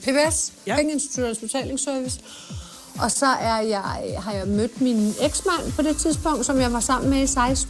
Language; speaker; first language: Danish; native; Danish